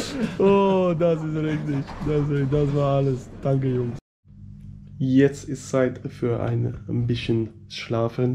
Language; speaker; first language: German; non-native, learner; Danish